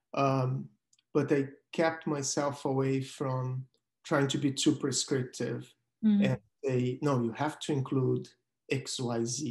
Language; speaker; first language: English; non-native, fluent; Portuguese